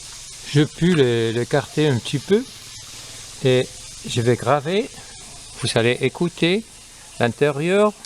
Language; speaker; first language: French; non-native, fluent; Spanish